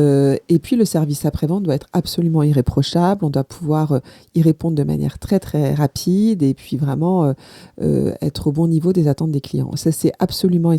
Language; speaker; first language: French; native; French